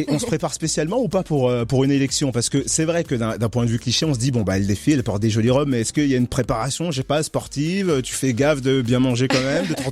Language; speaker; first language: French; native; French